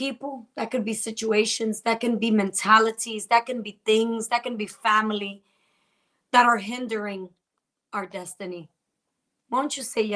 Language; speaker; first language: English; native; English